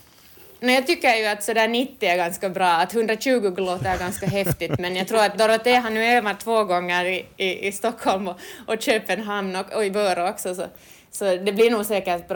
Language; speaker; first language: Swedish; native; Swedish